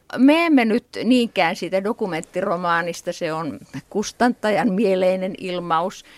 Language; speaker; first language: Finnish; native; Finnish